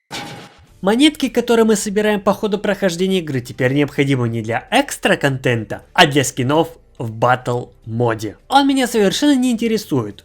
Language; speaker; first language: Russian; native; Russian